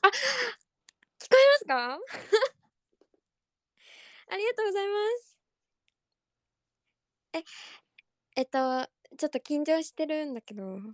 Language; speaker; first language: Japanese; native; Japanese